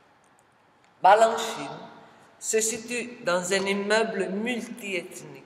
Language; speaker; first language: French; native; French